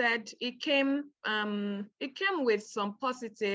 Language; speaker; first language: English; non-native, local second language; Yoruba